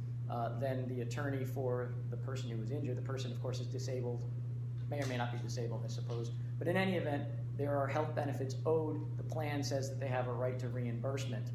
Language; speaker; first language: English; native; English